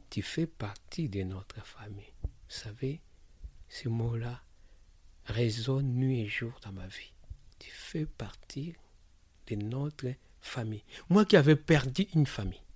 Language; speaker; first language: French; non-native, local second language; Lingala